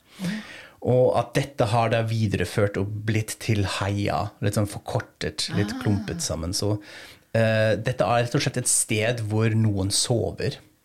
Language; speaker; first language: Norwegian; non-native, fluent; German